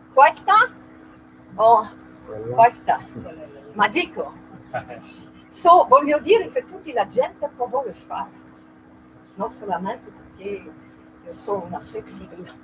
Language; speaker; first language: Italian; non-native, learner; French